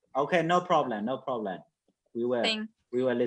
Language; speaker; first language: English; non-native, fluent; Mon